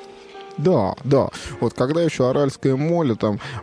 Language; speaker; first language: Russian; native; Russian